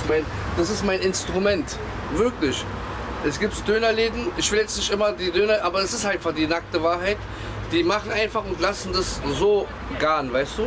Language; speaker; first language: German; early bilingual, other home language; Turkish